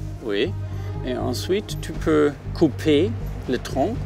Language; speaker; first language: French; non-native, learner; German